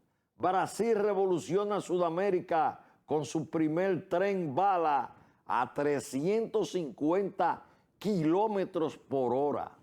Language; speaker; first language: Spanish; native; Spanish